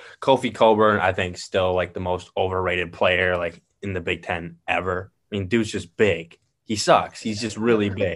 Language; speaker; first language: English; native; English